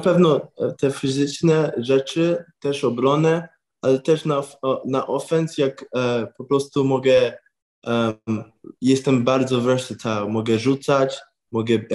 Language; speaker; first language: Polish; early bilingual, heritage; English